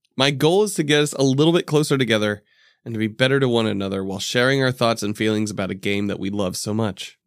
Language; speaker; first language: English; native; English